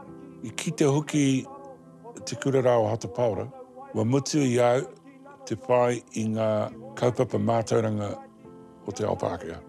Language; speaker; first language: Māori; non-native, local second language; English